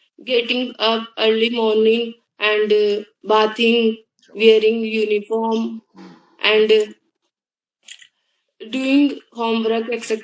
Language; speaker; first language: English; non-native, learner; Hindi